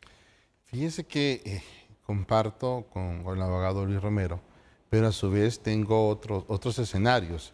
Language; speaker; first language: Spanish; native; Spanish